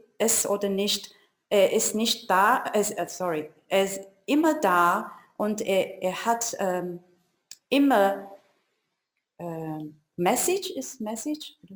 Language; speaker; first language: German; non-native, learner; Chinese